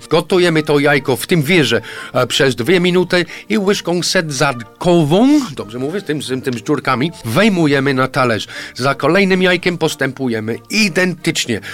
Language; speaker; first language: Polish; non-native, fluent; English